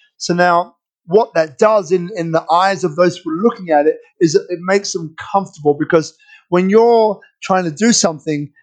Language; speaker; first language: English; native; English